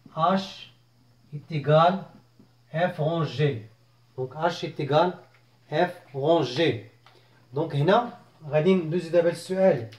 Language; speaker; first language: French; non-native, local second language; Arabic